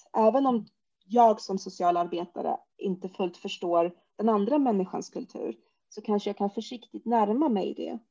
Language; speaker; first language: Swedish; early bilingual, other home language; Arabic